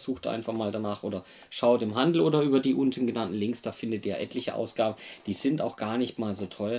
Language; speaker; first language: German; native; German